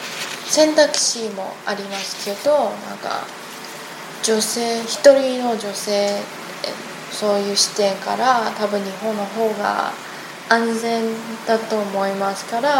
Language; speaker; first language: Japanese; non-native, learner; Chinese